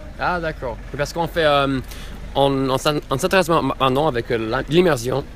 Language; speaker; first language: French; non-native, fluent; English